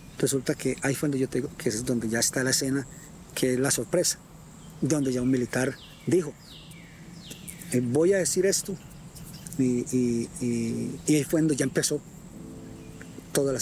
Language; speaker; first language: Spanish; native; Spanish